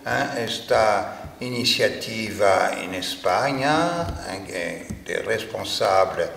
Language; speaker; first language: Spanish; non-native, fluent; French